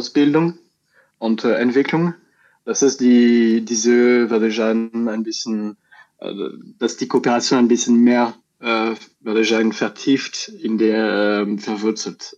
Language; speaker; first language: German; non-native, fluent; French